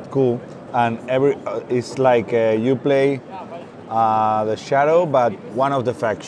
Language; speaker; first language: English; non-native, fluent; Spanish